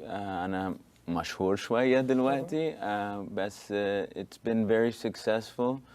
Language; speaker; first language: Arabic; early bilingual, heritage; Arabic